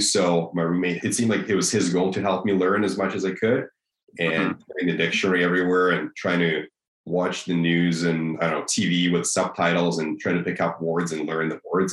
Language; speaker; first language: English; non-native, fluent; Russian